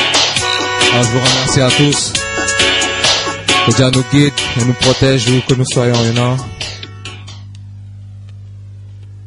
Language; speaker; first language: French; native; French